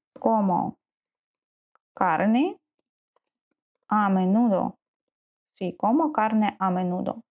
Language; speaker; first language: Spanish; non-native, learner; Ukrainian